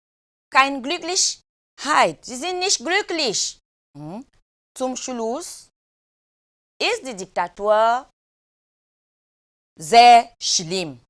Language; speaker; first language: German; non-native, learner; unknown